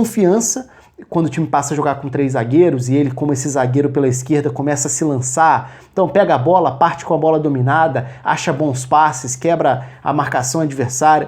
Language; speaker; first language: Portuguese; native; Portuguese